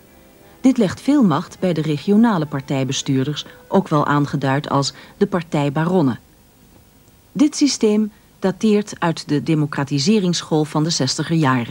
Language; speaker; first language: Dutch; native; Dutch